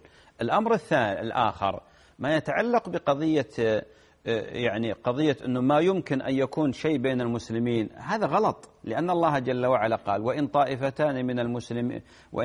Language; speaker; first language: Arabic; native; Arabic